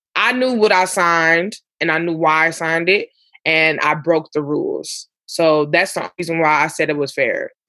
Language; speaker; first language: English; native; English